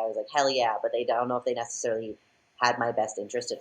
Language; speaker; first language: English; native; English